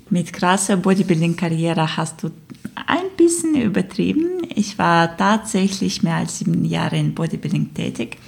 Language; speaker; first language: German; non-native, fluent; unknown